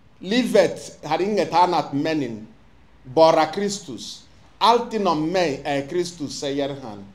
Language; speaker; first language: Swedish; non-native, fluent; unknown